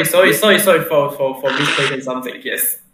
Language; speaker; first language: English; non-native, learner; Chinese